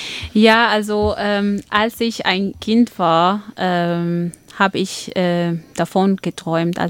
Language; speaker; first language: German; non-native, fluent; Arabic